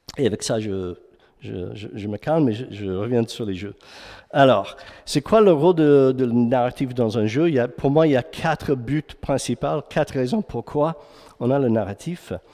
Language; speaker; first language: French; non-native, fluent; English